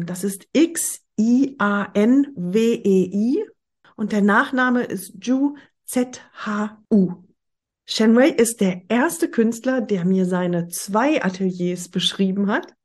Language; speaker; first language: German; native; German